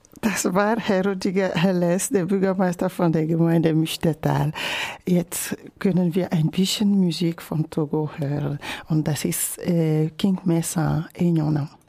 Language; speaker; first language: German; non-native, learner; Ewe